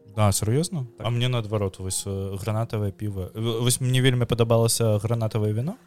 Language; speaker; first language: Belarusian; non-native, local second language; Russian